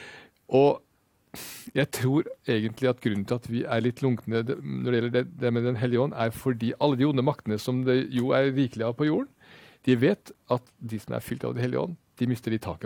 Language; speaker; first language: Norwegian; native; Norwegian